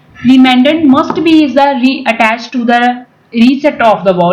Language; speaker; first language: English; non-native, local second language; Punjabi